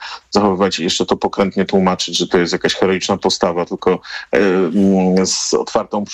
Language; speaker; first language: Polish; native; Polish